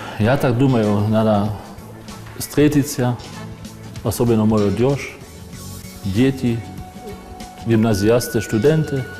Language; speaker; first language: Russian; non-native, fluent; German